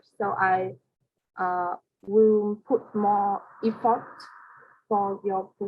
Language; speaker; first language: English; non-native, learner; Vietnamese